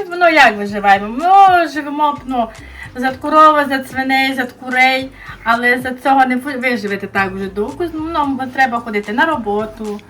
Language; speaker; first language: Ukrainian; native; Ukrainian